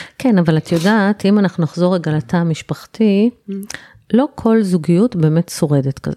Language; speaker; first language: Hebrew; native; Hebrew